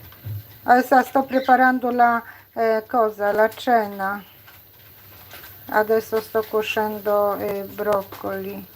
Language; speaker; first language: Italian; non-native, learner; Polish